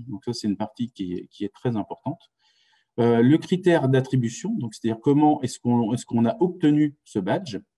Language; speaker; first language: French; native; French